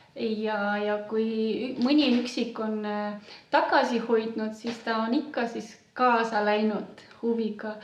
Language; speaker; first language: Estonian; non-native, local second language; Romany